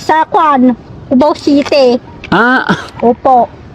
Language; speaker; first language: Filipino; non-native, local second language; Iloko